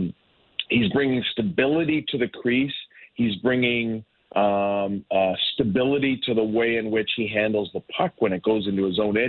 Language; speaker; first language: English; native; English